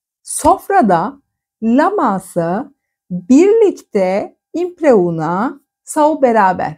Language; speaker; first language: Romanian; non-native, fluent; Turkish